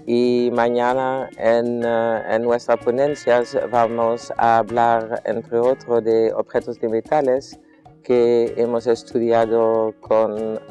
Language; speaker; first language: Spanish; non-native, fluent; Dutch